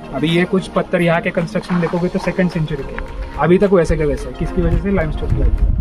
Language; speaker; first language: Hindi; non-native, local second language; Marathi